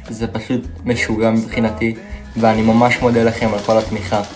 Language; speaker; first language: Hebrew; native; Hebrew